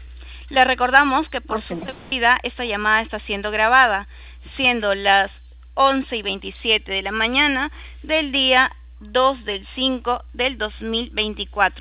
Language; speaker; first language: Spanish; native; Spanish